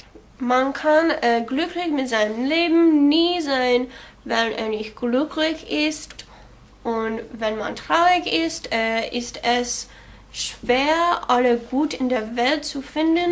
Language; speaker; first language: German; non-native, learner; English